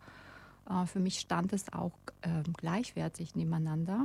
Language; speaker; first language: German; non-native, fluent; Russian